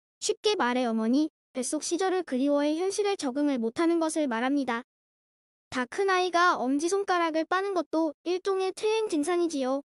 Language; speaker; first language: Korean; native; Korean